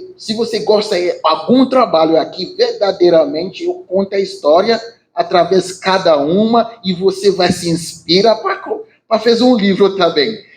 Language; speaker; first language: Portuguese; non-native, learner; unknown